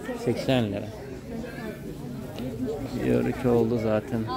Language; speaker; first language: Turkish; non-native, fluent; Russian